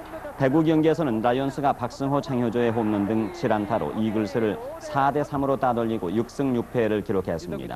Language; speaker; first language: Korean; native; Korean